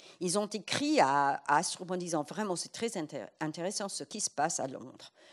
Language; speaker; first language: French; non-native, fluent; English